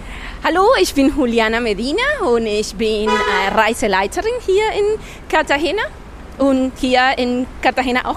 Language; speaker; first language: German; non-native, fluent; Spanish